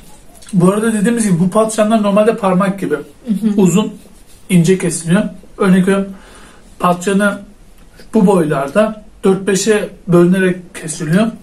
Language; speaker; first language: Turkish; native; Turkish